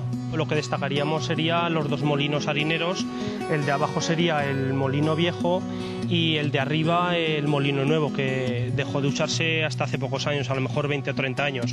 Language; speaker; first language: Spanish; native; Spanish